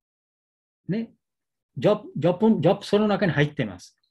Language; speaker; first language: Japanese; non-native, learner; Bangla